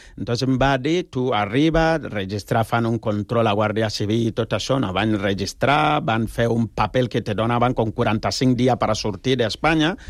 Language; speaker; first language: Catalan; non-native, fluent; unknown